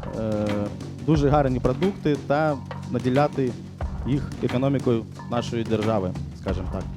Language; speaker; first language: Ukrainian; non-native, local second language; Russian